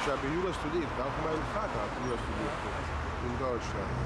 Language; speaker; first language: German; non-native, learner; Italian